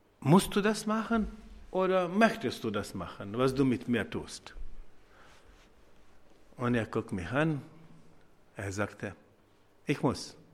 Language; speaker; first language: German; non-native, fluent; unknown